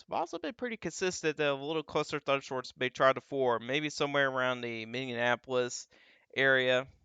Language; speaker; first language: English; native; English